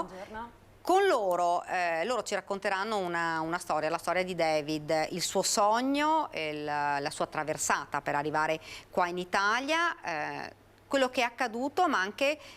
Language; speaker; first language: Italian; native; Italian